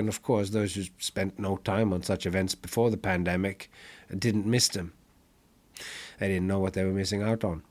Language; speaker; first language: English; non-native, fluent; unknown